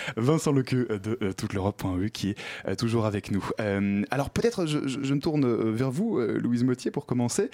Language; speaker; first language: French; native; French